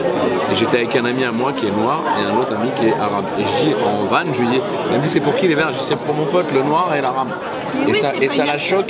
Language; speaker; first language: French; native; French